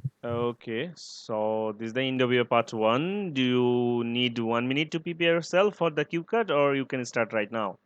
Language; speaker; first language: English; non-native, learner; Bangla